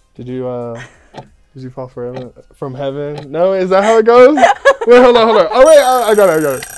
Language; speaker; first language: English; native; English